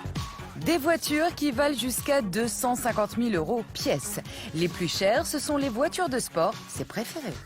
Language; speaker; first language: French; native; French